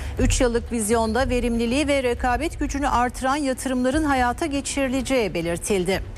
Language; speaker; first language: Turkish; native; Turkish